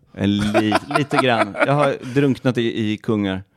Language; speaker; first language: English; non-native, fluent; Swedish